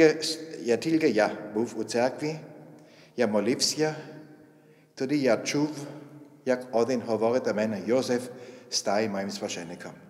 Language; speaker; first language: Ukrainian; non-native, fluent; German